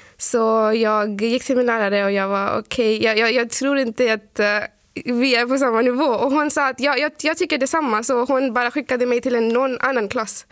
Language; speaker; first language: Swedish; non-native, fluent; Urdu